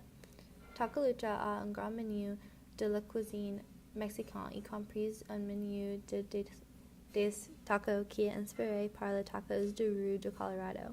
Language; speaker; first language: French; non-native, learner; English